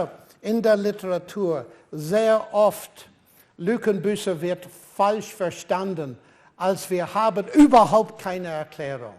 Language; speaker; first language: German; non-native, fluent; English